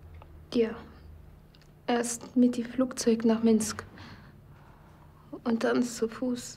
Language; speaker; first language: German; non-native, learner; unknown